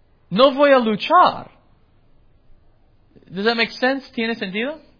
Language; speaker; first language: Spanish; non-native, fluent; English